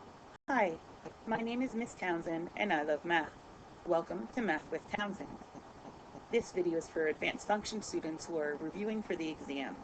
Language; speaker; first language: English; native; English